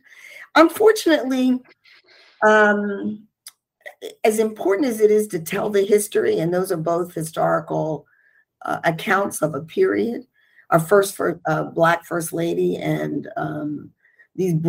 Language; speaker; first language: English; native; English